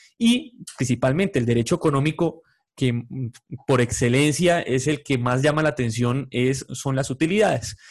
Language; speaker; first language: Spanish; native; Spanish